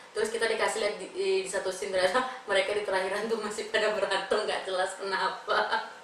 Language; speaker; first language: Indonesian; native; Indonesian